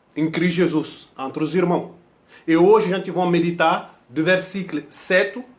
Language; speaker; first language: Portuguese; non-native, fluent; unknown